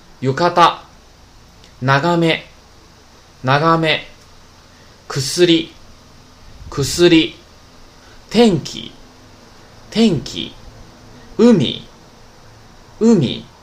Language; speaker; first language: Japanese; non-native, fluent; Chinese